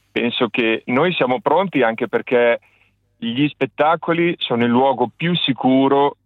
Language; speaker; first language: Italian; native; Italian